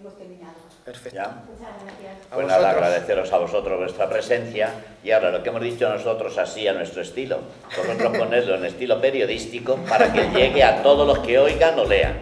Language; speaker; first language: Spanish; native; Spanish